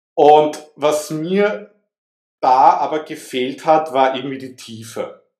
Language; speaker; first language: German; native; German